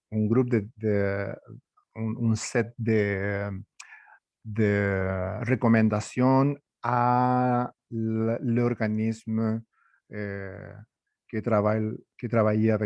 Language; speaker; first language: French; non-native, fluent; Spanish